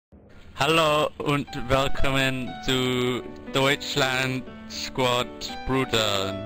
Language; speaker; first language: German; non-native, learner; English